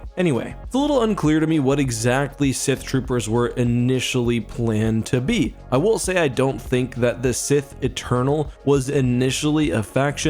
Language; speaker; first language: English; native; English